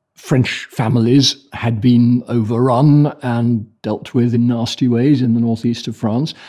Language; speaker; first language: English; native; English